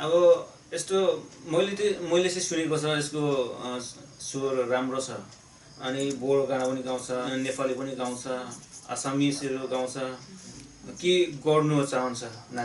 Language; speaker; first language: Nepali; non-native, local second language; Bodo